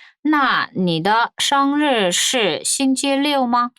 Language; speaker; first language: Chinese; non-native, fluent; Korean